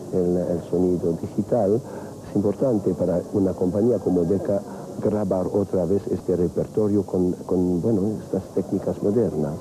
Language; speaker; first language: Spanish; non-native, fluent; French